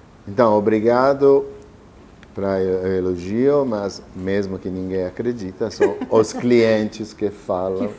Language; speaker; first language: Portuguese; non-native, fluent; Italian